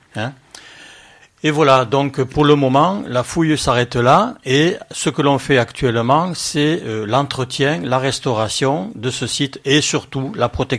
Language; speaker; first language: French; native; French